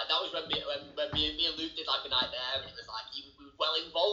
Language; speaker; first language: English; native; English